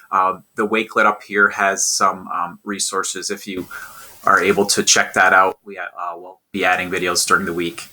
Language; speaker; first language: English; native; English